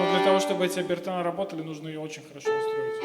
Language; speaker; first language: Russian; native; Russian